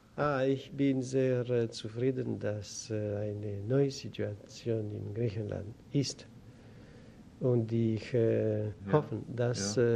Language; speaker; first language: German; non-native, learner; Greek